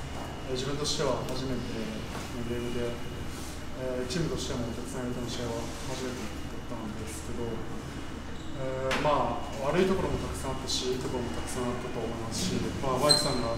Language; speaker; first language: Japanese; native; Japanese